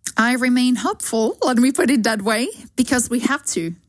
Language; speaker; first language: English; non-native, fluent; Slovak